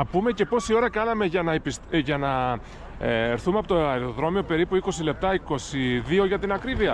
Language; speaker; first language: Greek; native; Greek